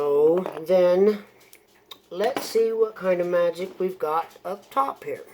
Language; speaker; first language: English; native; English